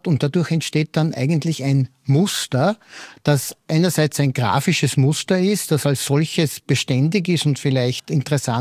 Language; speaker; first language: German; native; German